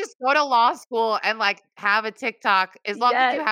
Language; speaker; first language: English; native; English